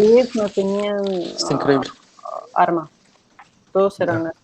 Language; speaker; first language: Spanish; non-native, fluent; Russian